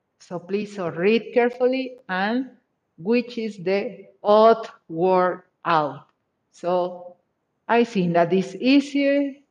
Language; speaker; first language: English; non-native, fluent; Spanish